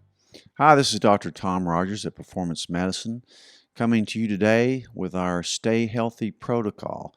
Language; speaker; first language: English; native; English